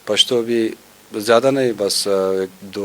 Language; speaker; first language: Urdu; non-native, local second language; Hazaragi